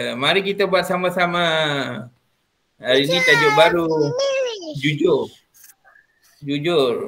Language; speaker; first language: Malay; non-native, local second language; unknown